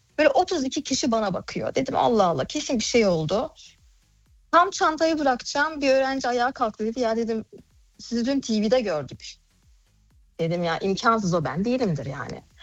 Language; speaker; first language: Turkish; early bilingual, heritage; Turkish